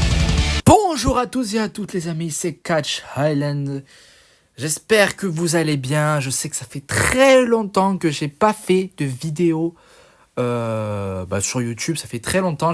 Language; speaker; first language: French; native; French